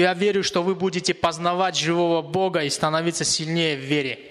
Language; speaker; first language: Russian; native; Russian